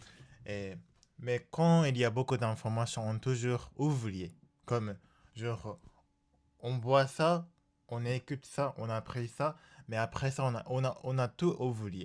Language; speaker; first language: French; non-native, learner; Japanese